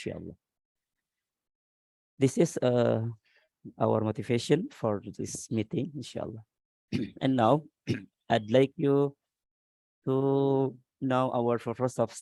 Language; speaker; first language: English; non-native, learner; Indonesian